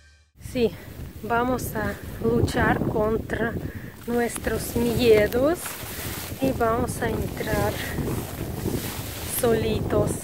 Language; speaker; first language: Spanish; non-native, fluent; Russian